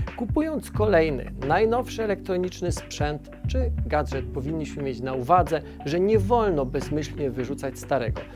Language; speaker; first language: Polish; native; Polish